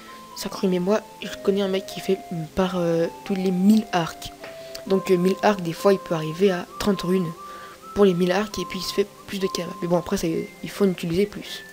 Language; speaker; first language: French; native; French